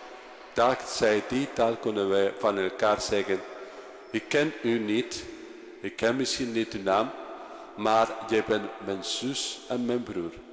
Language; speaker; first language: Dutch; non-native, fluent; Spanish